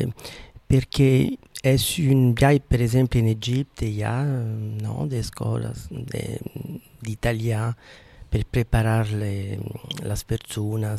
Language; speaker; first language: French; non-native, fluent; Italian